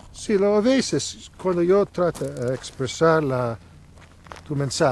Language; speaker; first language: Spanish; non-native, learner; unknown